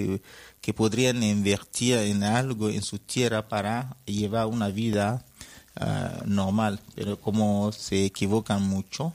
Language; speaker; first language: Spanish; non-native, fluent; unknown